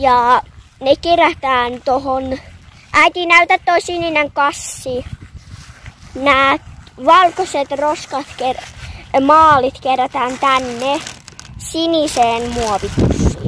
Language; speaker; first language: Finnish; early bilingual, other home language; Filipino